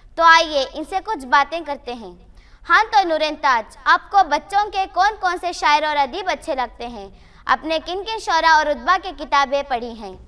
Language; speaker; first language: Urdu; native; Urdu